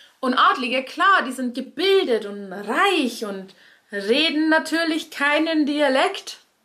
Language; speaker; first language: German; native; German